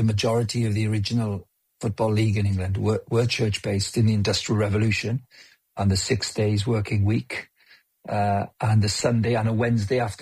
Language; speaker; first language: English; native; English